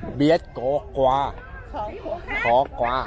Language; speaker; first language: Vietnamese; non-native, learner; English